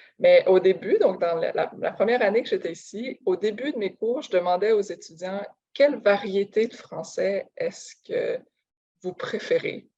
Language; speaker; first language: French; native; French